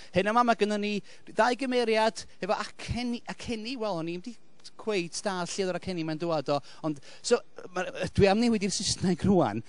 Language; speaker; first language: Welsh; native; Welsh